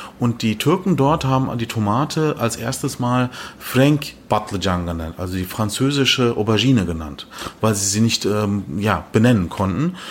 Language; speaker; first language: German; early bilingual, other home language; Turkish